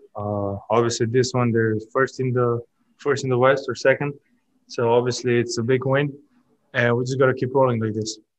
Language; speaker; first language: English; non-native, fluent; Slovenian